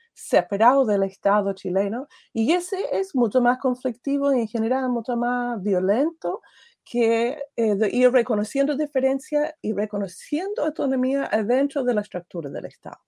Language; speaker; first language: Spanish; non-native, fluent; English